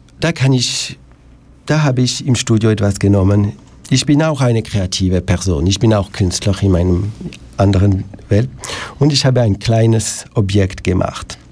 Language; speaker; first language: German; non-native, local second language; French